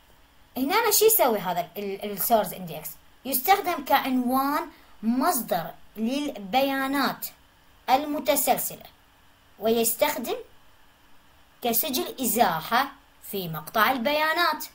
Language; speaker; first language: Arabic; native; Arabic